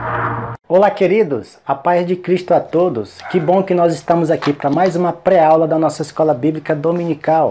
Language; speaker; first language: Portuguese; native; Portuguese